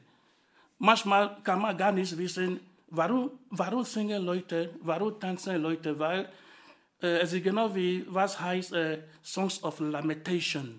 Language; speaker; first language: German; non-native, fluent; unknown